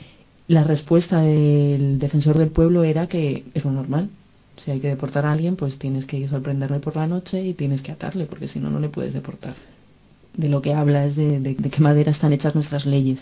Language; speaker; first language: Spanish; native; Spanish